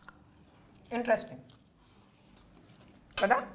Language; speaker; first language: Telugu; non-native, learner; Hindi